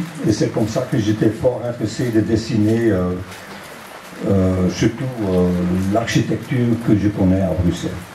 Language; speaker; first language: French; non-native, local second language; Dutch